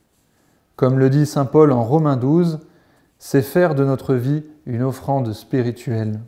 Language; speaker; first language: French; native; French